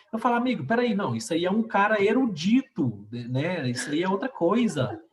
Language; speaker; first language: Portuguese; native; Portuguese